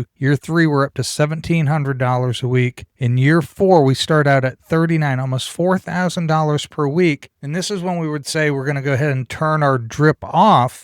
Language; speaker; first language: English; native; English